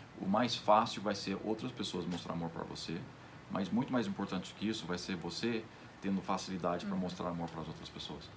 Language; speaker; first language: Portuguese; non-native, fluent; English